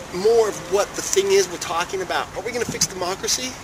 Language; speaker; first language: English; native; English